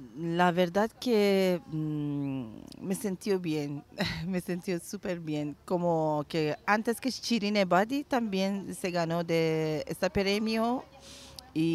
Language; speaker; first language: Spanish; non-native, learner; Persian